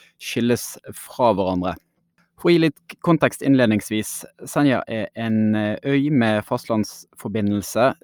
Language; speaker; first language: Norwegian; native; Norwegian